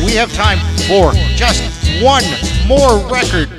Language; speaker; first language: English; native; English